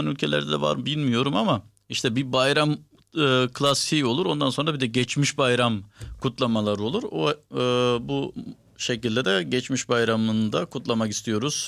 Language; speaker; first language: Turkish; early bilingual, heritage; Turkish